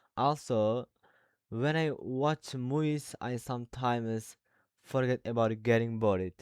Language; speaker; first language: English; non-native, learner; Uzbek